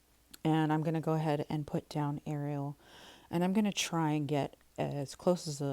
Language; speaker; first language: English; native; English